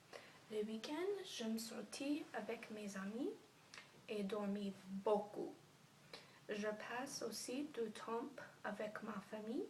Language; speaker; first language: French; non-native, learner; English